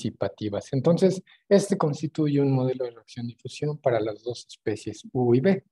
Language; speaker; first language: Spanish; native; Spanish